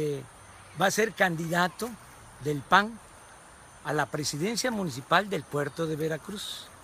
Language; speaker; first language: Spanish; native; Spanish